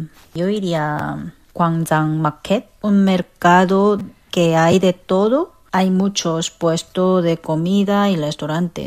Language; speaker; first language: Spanish; non-native, fluent; Korean